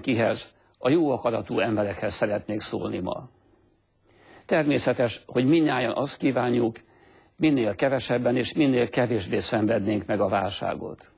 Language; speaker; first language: Hungarian; native; Hungarian